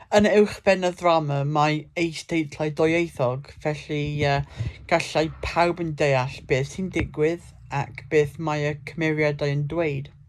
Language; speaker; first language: Welsh; non-native, local second language; English